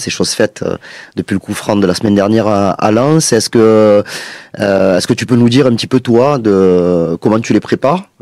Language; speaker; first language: French; native; French